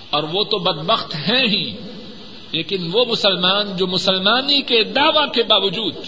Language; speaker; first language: Urdu; non-native, local second language; Punjabi